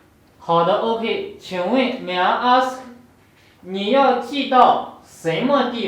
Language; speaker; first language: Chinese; non-native, fluent; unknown